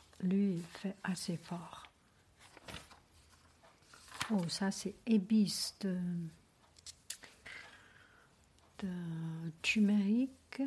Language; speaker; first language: French; non-native, learner; Chinese